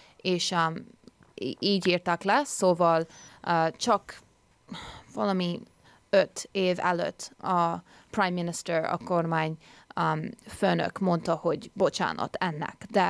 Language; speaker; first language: Hungarian; early bilingual, heritage; English